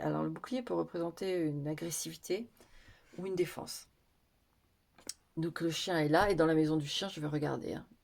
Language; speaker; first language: French; native; French